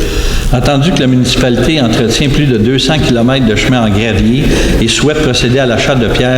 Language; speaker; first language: French; native; French